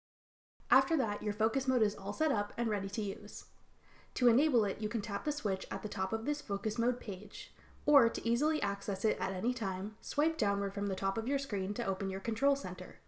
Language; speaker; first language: English; native; English